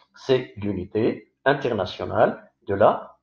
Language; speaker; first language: French; non-native, local second language; Arabic